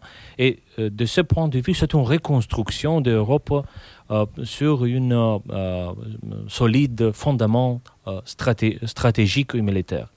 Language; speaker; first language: French; non-native, fluent; Romanian